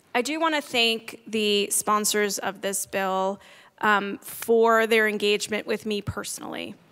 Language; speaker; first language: English; native; English